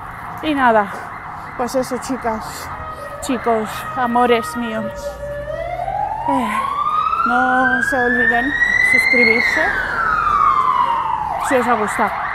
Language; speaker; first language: Spanish; non-native, fluent; Georgian